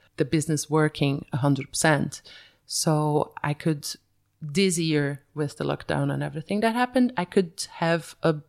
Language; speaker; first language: English; early bilingual, other home language; Portuguese